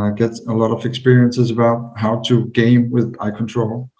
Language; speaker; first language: English; non-native, fluent; Danish